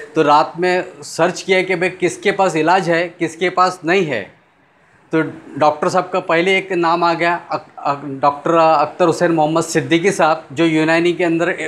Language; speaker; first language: Hindi; non-native, local second language; Urdu